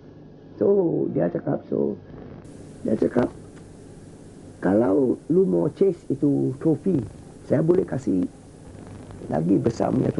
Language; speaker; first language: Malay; non-native, local second language; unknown